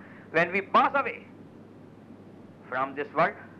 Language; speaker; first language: English; non-native, local second language; Urdu